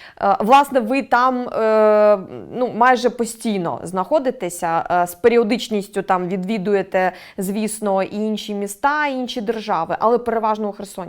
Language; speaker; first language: Ukrainian; native; Ukrainian